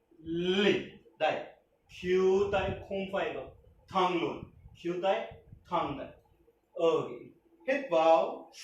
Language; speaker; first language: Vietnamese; non-native, learner; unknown